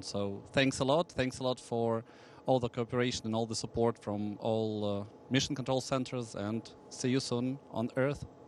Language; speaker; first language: English; non-native, fluent; Russian